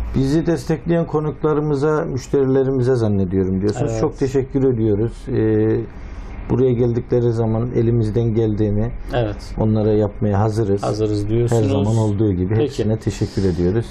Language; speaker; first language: Turkish; native; Turkish